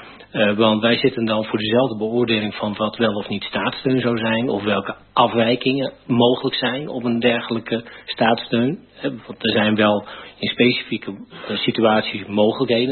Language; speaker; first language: Dutch; native; Dutch